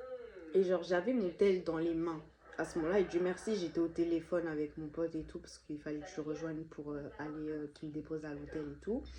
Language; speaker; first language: French; native; French